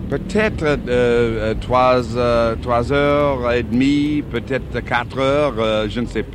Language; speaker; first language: French; non-native, learner; English